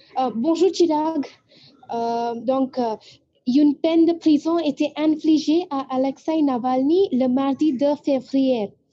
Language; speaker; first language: French; non-native, fluent; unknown